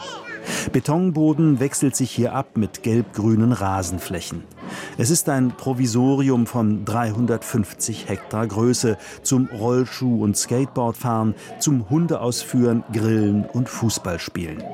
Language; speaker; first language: German; native; German